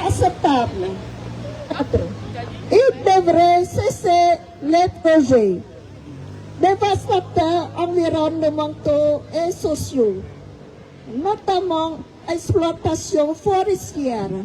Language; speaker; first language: French; non-native, fluent; Khmer